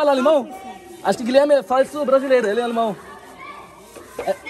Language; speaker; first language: Portuguese; non-native, learner; German